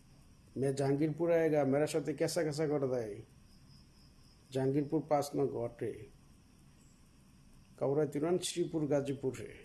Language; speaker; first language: Hindi; non-native, learner; Bangla